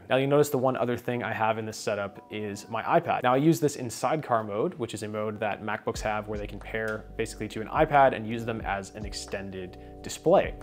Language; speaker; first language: English; native; English